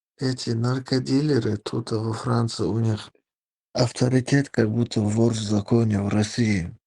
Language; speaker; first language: Russian; native; Russian